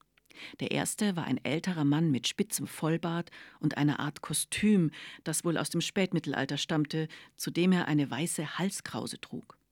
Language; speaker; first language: German; native; German